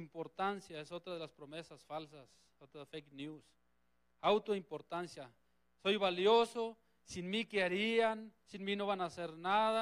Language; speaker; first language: Spanish; native; Spanish